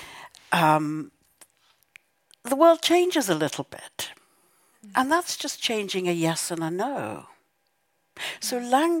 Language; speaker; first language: English; native; English